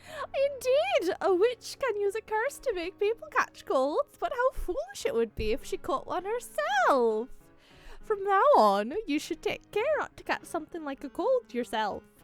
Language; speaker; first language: English; native; English